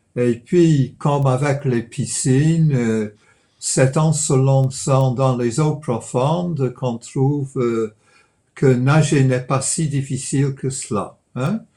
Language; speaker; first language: French; non-native, fluent; English